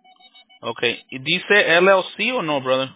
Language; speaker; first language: Spanish; early bilingual, heritage; Spanish